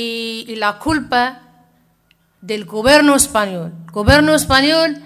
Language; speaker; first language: Spanish; non-native, learner; Arabic